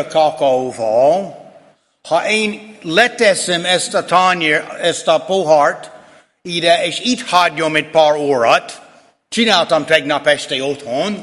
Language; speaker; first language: Hungarian; non-native, fluent; English